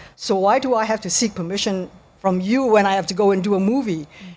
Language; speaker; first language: English; native; English